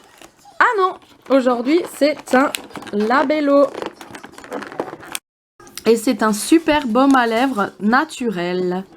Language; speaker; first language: French; native; French